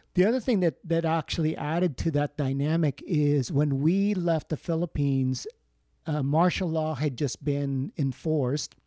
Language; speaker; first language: English; early bilingual, other home language; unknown